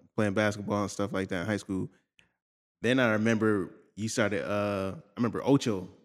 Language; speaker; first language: English; native; English